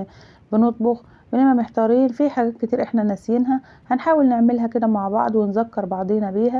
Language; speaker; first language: Arabic; native; Arabic